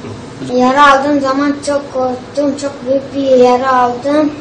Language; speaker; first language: Turkish; non-native, local second language; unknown